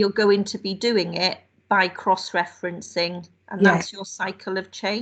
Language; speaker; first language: English; native; English